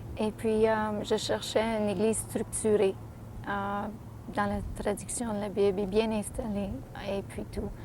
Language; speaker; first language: French; non-native, local second language; English